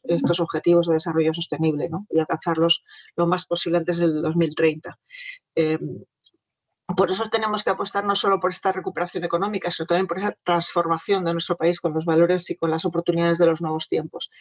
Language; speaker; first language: Spanish; native; Spanish